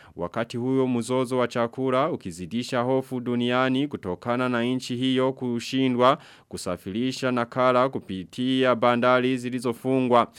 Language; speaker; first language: Swahili; non-native, local second language; Rundi